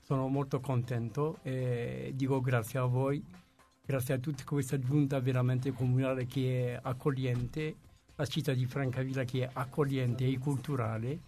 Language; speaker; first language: Italian; non-native, fluent; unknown